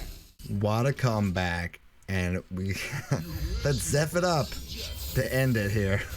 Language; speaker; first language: English; native; English